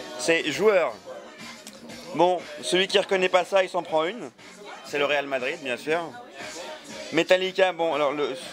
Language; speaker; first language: French; non-native, fluent; Spanish